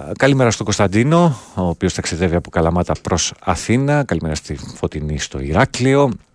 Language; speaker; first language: Greek; native; Greek